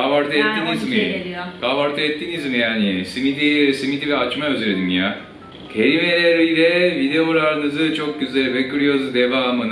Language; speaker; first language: Turkish; non-native, fluent; Japanese